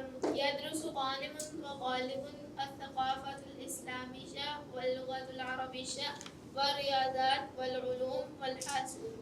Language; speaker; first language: Arabic; non-native, learner; Urdu